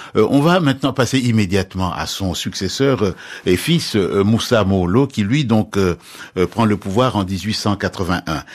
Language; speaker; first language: French; non-native, local second language; Lingala